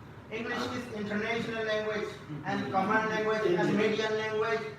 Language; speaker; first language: English; non-native, learner; Burmese